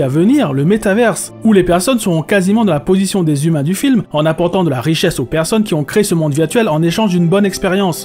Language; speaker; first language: French; native; French